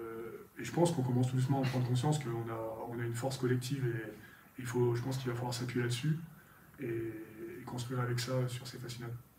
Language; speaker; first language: French; native; French